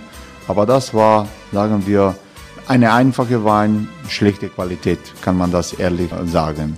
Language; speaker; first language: German; non-native, fluent; Croatian